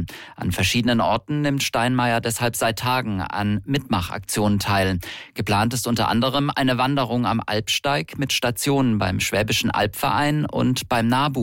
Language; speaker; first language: German; native; German